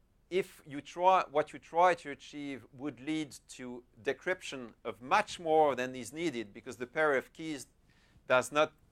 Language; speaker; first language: English; non-native, fluent; French